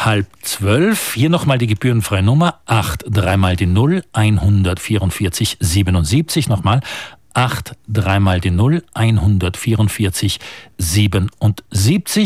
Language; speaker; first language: German; native; German